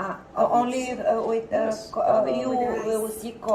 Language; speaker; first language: English; non-native, learner; Bulgarian